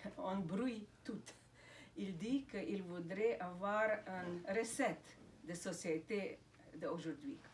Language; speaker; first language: French; non-native, fluent; Slovenian